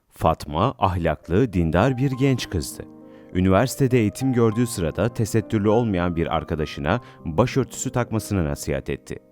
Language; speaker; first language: Turkish; native; Turkish